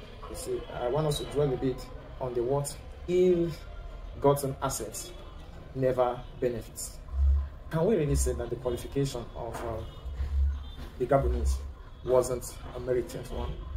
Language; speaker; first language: English; non-native, local second language; French